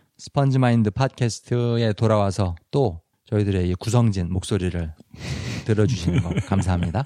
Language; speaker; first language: Korean; native; Korean